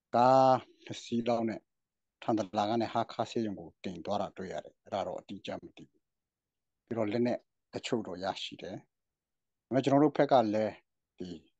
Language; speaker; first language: Burmese; non-native, local second language; Hakha Chin